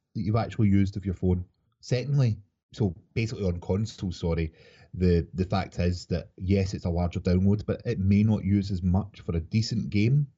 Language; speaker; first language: English; native; English